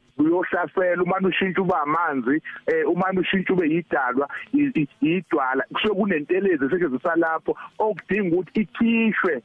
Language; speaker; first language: Zulu; native; Zulu